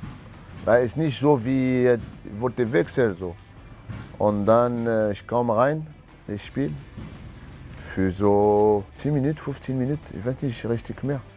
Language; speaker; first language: German; non-native, learner; French